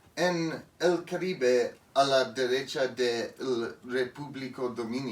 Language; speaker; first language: Spanish; non-native, learner; English